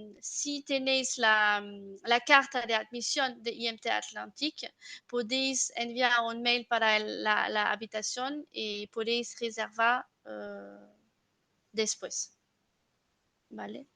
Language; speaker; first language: Spanish; non-native, fluent; French